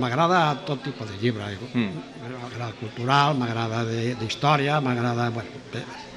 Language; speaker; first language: Catalan; non-native, local second language; Spanish